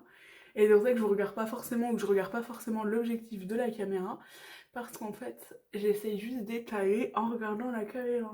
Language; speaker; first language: French; native; French